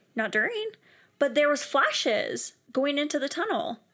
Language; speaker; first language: English; native; English